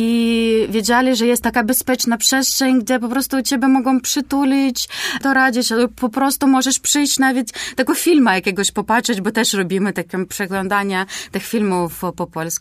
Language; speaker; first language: Polish; non-native, learner; Ukrainian